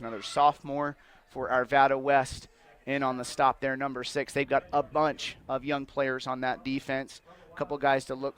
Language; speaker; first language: English; native; English